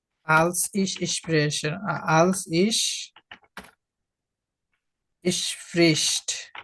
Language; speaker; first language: German; non-native, fluent; Bangla